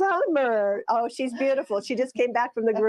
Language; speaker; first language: English; native; English